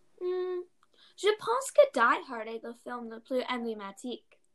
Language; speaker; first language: French; non-native, learner; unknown